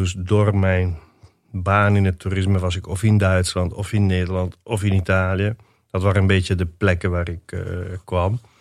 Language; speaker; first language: Dutch; non-native, fluent; Italian